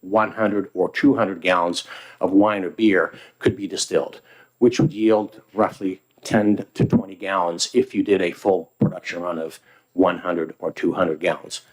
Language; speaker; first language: English; native; English